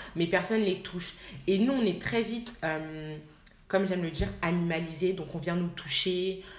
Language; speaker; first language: French; native; French